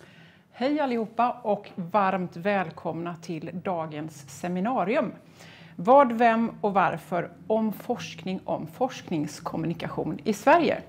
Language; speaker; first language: Swedish; native; Swedish